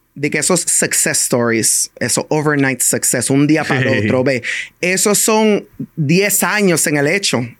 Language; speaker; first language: Spanish; early bilingual, heritage; Spanish